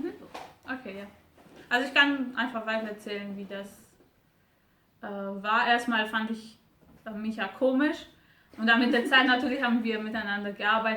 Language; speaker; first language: German; non-native, fluent; Romanian